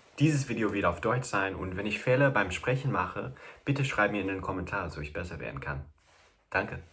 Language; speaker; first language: German; non-native, fluent; English